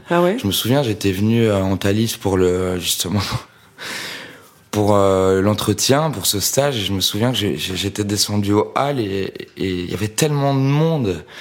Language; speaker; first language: French; native; French